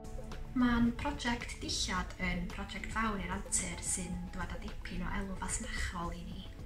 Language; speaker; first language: Welsh; native; Welsh